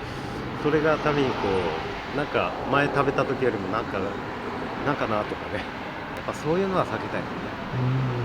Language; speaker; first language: Japanese; native; Japanese